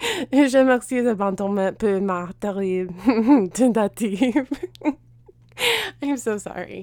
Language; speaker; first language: French; non-native, learner; Spanish